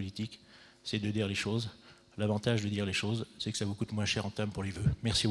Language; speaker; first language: French; native; French